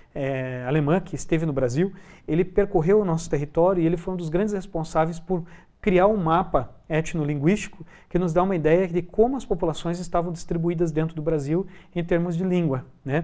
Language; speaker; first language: Portuguese; native; Portuguese